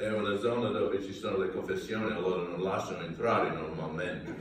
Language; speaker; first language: Italian; non-native, learner; English